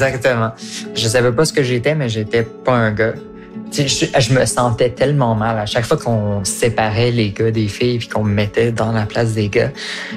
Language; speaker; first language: French; native; French